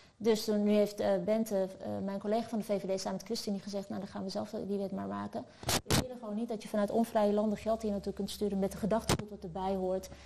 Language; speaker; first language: Dutch; early bilingual, other home language; Turkish